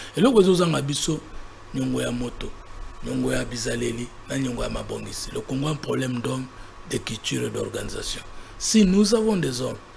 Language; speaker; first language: Lingala; non-native, local second language; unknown